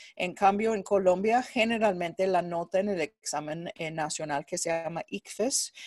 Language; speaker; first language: Spanish; non-native, fluent; English